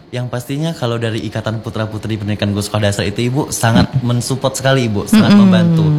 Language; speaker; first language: Indonesian; non-native, local second language; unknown